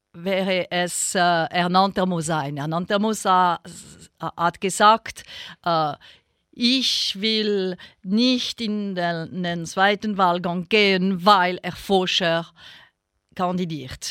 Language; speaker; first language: German; non-native, local second language; French